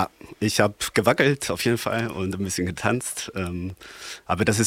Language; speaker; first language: German; non-native, fluent; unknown